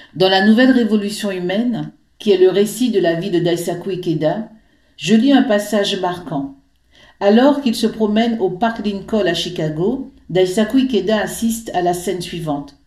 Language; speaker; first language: French; native; French